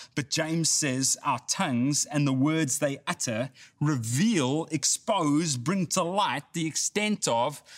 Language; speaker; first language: English; native; English